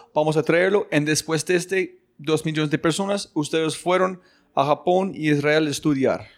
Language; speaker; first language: Spanish; non-native, fluent; English